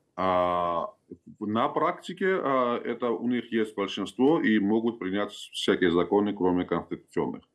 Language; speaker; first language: Russian; non-native, local second language; Georgian